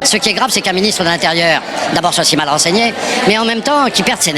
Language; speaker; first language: French; native; French